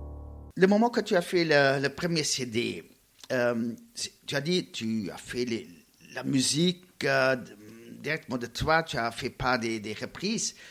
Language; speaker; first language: French; non-native, learner; Luxembourgish